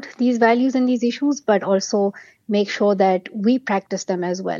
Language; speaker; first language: English; non-native, local second language; Pashto